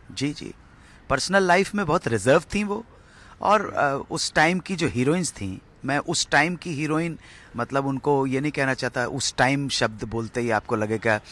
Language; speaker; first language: Hindi; native; Hindi